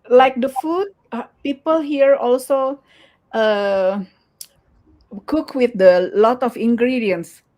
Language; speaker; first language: English; non-native, learner; Indonesian